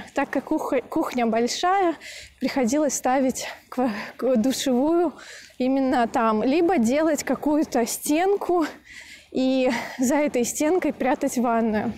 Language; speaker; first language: Russian; native; Russian